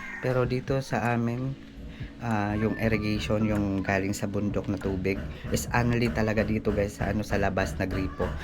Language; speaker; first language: Filipino; non-native, local second language; Waray